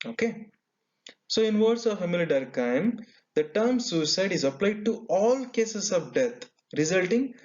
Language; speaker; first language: English; non-native, local second language; Kannada